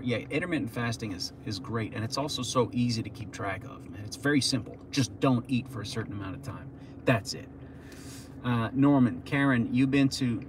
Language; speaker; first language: English; native; English